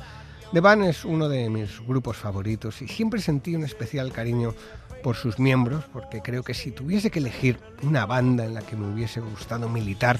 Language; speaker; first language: Spanish; native; Spanish